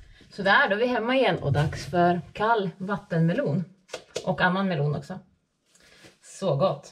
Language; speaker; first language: Swedish; native; Swedish